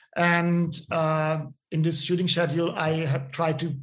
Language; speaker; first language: English; non-native, fluent; German